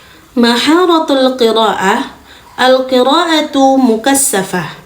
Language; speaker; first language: Arabic; non-native, fluent; Indonesian